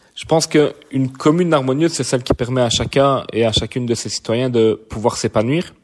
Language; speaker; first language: French; native; French